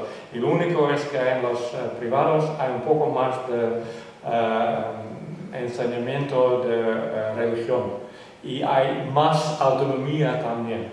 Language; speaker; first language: Spanish; non-native, fluent; Dutch